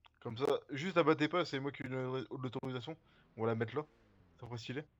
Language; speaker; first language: French; native; French